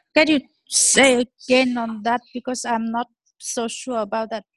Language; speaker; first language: English; non-native, fluent; Vietnamese